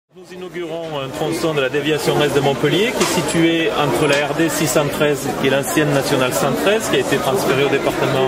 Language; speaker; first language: French; native; French